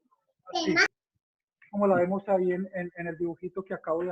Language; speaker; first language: Spanish; native; Spanish